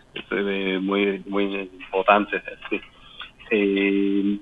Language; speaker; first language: Spanish; non-native, learner; Hebrew